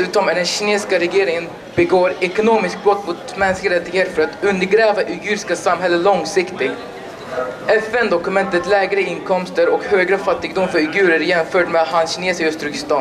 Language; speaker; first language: Swedish; non-native, learner; Uyghur